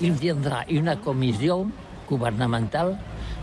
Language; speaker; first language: French; non-native, learner; Catalan